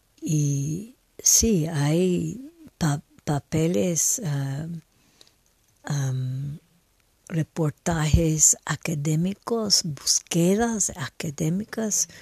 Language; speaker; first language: Spanish; non-native, fluent; French